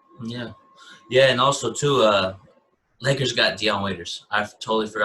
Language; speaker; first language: English; native; English